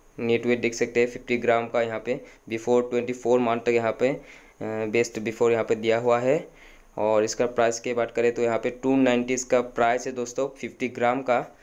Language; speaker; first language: Hindi; native; Hindi